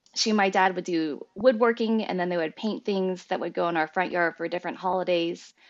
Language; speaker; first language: English; native; English